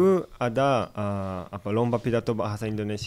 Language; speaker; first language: Indonesian; non-native, fluent; Japanese